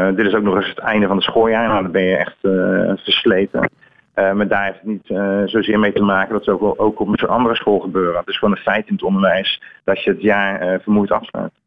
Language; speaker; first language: Dutch; native; Dutch